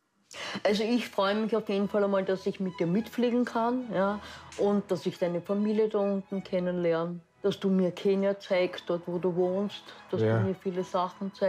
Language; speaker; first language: German; native; German